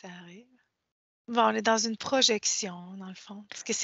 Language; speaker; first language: French; native; French